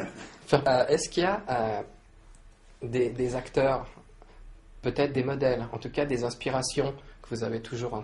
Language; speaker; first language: French; native; French